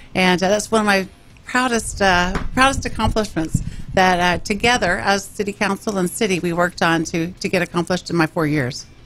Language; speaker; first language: English; native; English